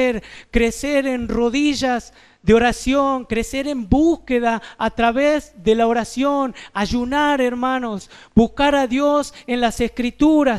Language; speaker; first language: Spanish; native; Spanish